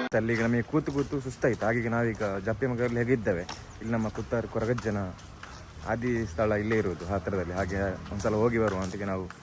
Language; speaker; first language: Kannada; non-native, local second language; Tulu